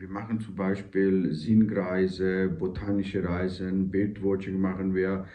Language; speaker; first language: German; non-native, fluent; Georgian